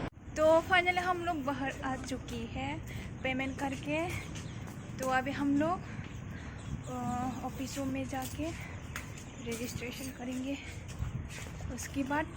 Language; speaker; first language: Hindi; non-native, local second language; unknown